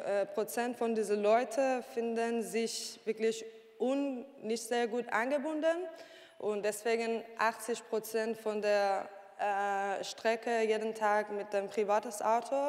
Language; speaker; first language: German; non-native, learner; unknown